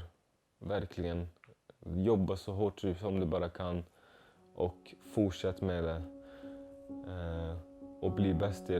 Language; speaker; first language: Swedish; non-native, fluent; Arabic